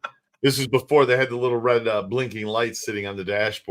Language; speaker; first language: English; native; English